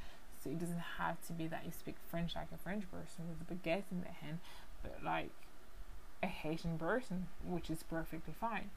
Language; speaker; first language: English; non-native, fluent; Haitian Creole